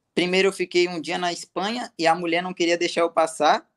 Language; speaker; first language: Portuguese; native; Portuguese